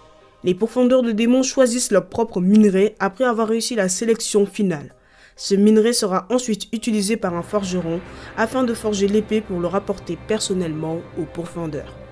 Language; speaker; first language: French; native; French